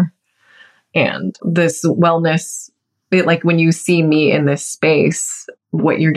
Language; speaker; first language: English; native; English